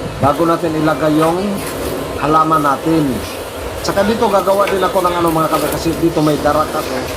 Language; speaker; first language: Filipino; non-native, local second language; Cebuano